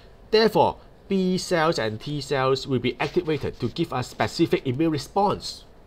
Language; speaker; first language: English; non-native, local second language; Cantonese